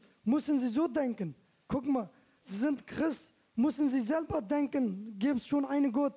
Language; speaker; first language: German; non-native, learner; Turkish